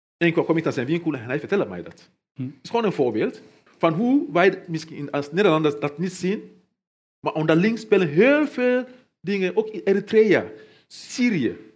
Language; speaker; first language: Dutch; non-native, fluent; Mandingo